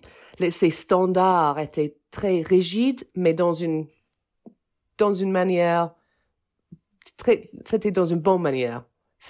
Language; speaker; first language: French; non-native, fluent; English